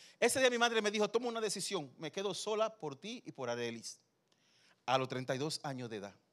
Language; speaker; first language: Spanish; native; Spanish